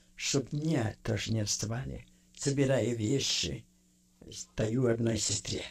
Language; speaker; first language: Russian; native; Russian